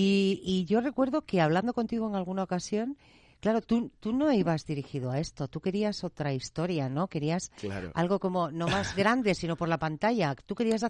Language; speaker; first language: Spanish; native; Spanish